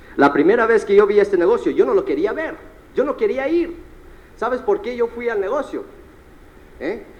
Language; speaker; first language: Spanish; early bilingual, heritage; Spanish